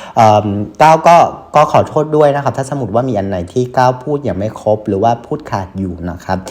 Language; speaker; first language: Thai; non-native, fluent; Vietnamese